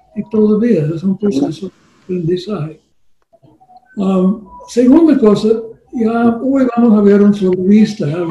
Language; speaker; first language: Spanish; non-native, learner; English